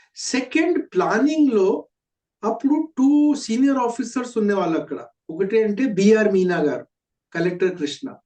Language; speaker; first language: Telugu; non-native, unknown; Hindi